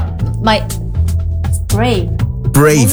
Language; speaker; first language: English; non-native, learner; Indonesian